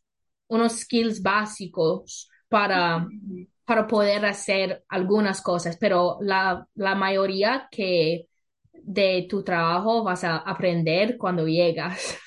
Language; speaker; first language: Spanish; non-native, learner; English